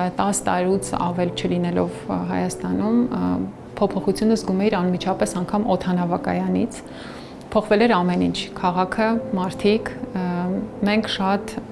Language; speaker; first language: Armenian; native; Armenian